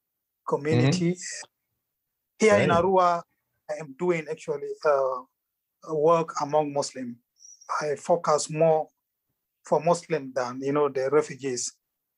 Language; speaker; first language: English; non-native, fluent; Arabic